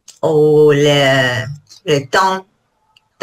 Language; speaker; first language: French; non-native, learner; Spanish